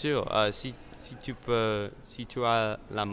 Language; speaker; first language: French; non-native, learner; English